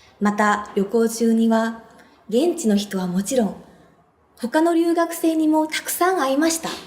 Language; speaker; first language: Japanese; non-native, fluent; Korean